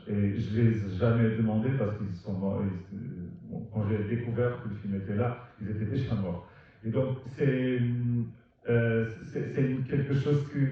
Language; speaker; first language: French; non-native, fluent; Portuguese